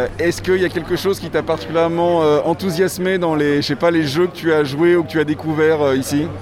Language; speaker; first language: French; native; French